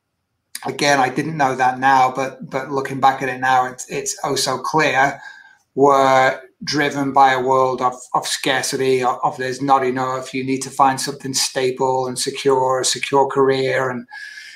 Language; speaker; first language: English; native; English